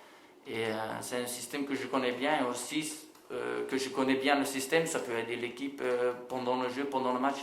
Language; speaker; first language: French; non-native, local second language; Dutch